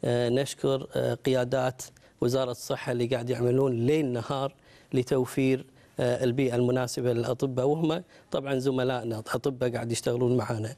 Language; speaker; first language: Arabic; native; Arabic